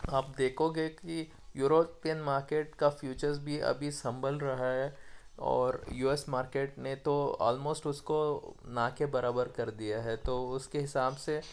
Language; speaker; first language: Hindi; non-native, local second language; Kannada